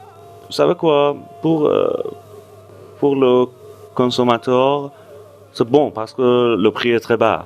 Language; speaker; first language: French; non-native, fluent; Persian